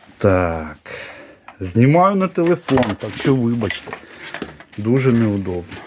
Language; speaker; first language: Ukrainian; non-native, local second language; Russian